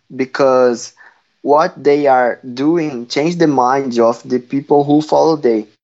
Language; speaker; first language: English; non-native, fluent; Portuguese